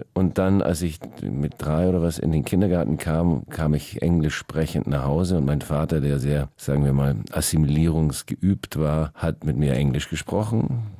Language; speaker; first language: German; early bilingual, heritage; German